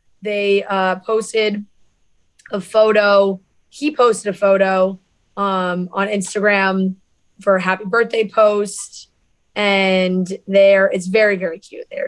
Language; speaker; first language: English; native; English